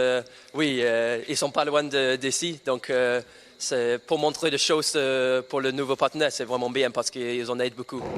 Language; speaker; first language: French; non-native, learner; English